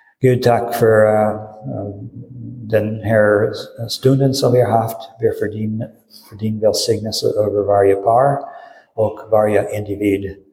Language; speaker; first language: Swedish; non-native, fluent; English